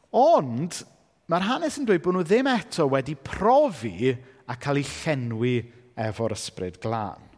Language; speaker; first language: Welsh; native; Welsh